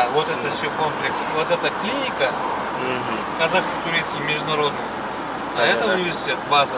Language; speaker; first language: Russian; non-native, local second language; Kazakh